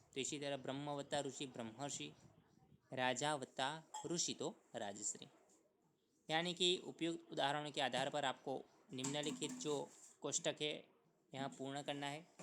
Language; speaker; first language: Hindi; non-native, local second language; Gujarati